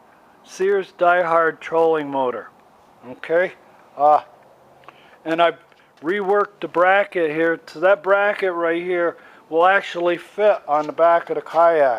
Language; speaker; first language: English; native; English